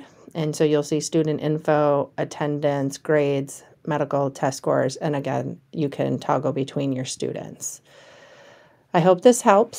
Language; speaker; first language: English; native; English